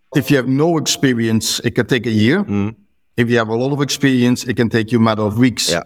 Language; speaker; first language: English; non-native, fluent; Dutch